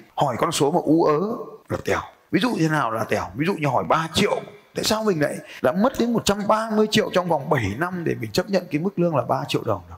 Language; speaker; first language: Vietnamese; native; Vietnamese